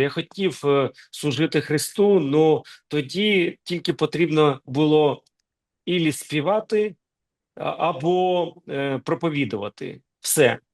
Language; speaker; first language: Ukrainian; non-native, local second language; Russian